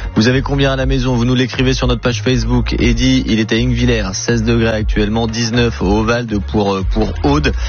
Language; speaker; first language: French; native; French